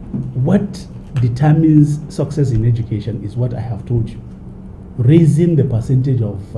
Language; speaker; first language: English; non-native, local second language; Hausa